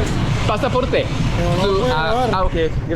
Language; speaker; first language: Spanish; non-native, learner; Korean